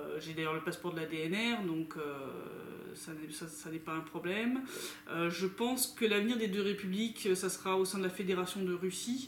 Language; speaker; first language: French; native; French